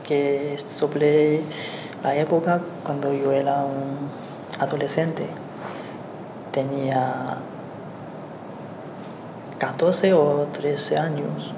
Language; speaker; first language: Spanish; non-native, learner; Chinese